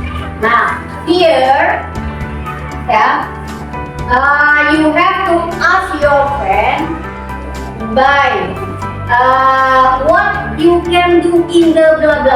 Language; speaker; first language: English; non-native, learner; Indonesian